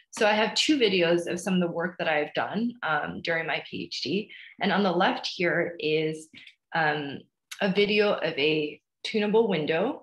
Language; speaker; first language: English; early bilingual, other home language; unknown